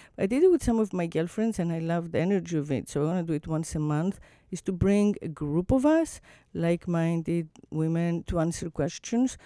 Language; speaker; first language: English; non-native, fluent; Greek